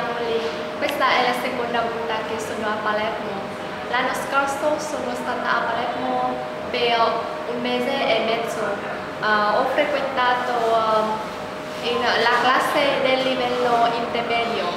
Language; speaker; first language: Italian; non-native, learner; Vietnamese